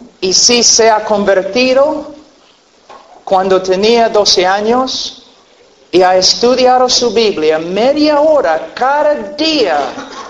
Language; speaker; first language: Spanish; non-native, fluent; English